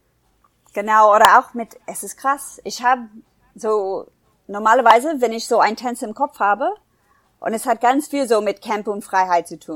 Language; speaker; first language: German; non-native, fluent; English